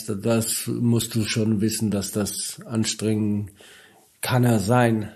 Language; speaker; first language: German; non-native, learner; Polish